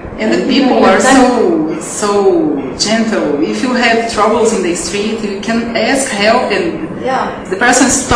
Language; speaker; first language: English; non-native, fluent; Portuguese